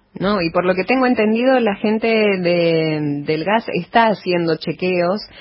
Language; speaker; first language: Spanish; native; Spanish